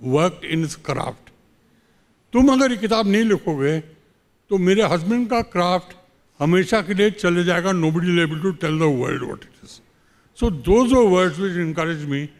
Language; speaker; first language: Hindi; native; Hindi